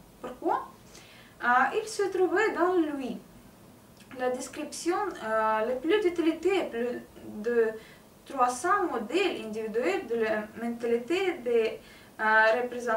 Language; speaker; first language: French; non-native, learner; Russian